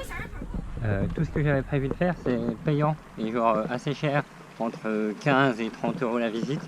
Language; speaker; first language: French; native; French